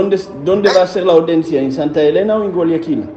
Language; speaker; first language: Spanish; non-native, learner; Hebrew